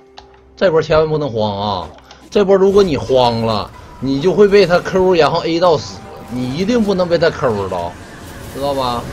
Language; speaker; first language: Chinese; native; Chinese